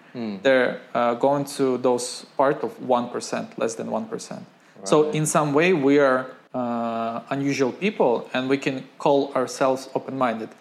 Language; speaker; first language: English; non-native, fluent; Ukrainian